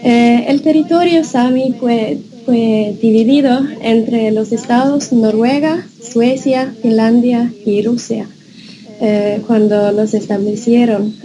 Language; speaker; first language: Spanish; non-native, fluent; Norwegian